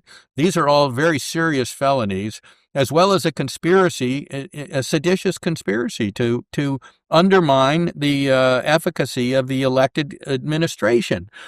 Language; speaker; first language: English; native; English